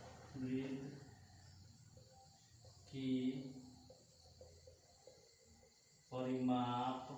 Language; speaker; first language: Hindi; native; Hindi